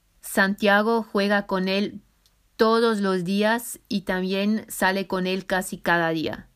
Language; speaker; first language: Spanish; non-native, fluent; German